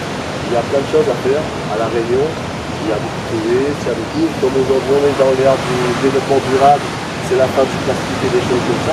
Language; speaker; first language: French; non-native, local second language; Réunion Creole French